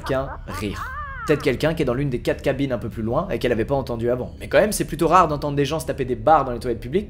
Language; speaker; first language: French; native; French